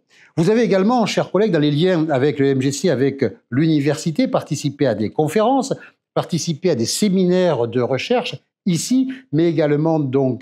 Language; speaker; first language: French; native; French